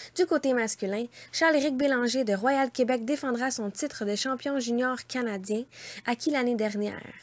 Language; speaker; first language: French; native; French